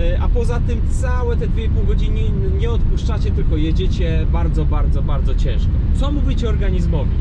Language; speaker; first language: Polish; native; Polish